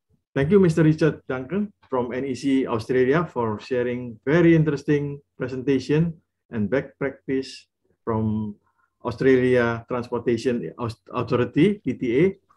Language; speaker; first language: English; non-native, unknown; Indonesian